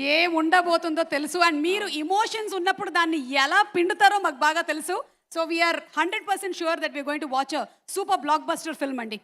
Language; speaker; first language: Telugu; native; Telugu